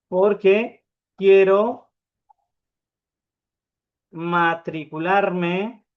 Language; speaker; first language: Spanish; non-native, fluent; Urdu